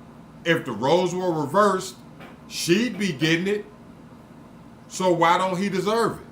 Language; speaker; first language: English; native; English